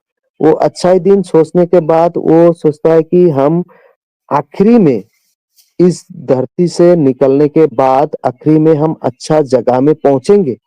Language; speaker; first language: Hindi; non-native, local second language; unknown